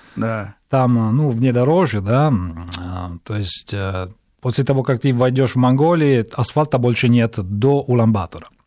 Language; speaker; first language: Russian; non-native, fluent; Italian